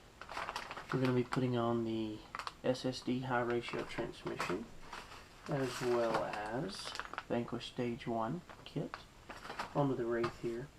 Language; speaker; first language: English; native; English